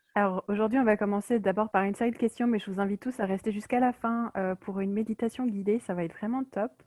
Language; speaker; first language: French; native; French